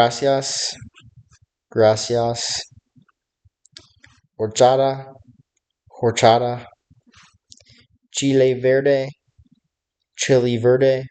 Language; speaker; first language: Spanish; non-native, learner; English